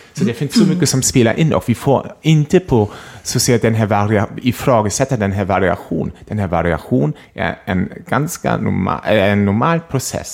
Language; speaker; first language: Swedish; non-native, fluent; German